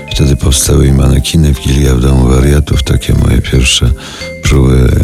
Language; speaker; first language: Polish; native; Polish